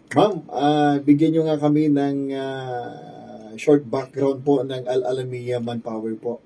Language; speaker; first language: Filipino; non-native, local second language; Bikol